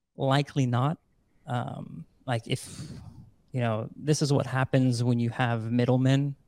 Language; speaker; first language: English; non-native, fluent; Dutch